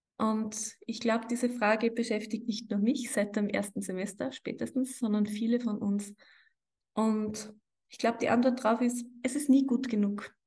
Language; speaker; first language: German; native; German